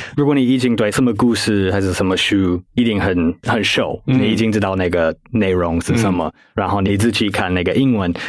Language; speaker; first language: Chinese; non-native, fluent; English